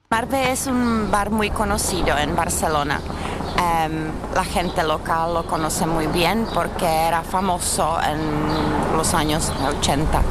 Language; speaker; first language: Spanish; non-native, learner; Czech